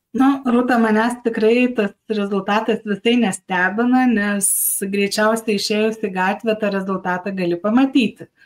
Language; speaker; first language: Lithuanian; native; Lithuanian